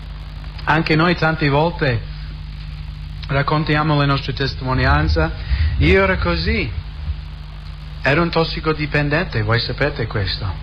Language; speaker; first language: Italian; non-native, fluent; English